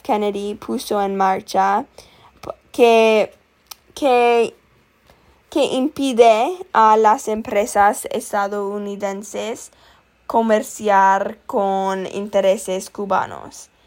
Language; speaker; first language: Spanish; non-native, learner; English